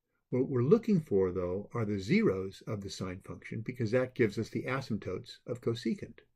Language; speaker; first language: English; native; English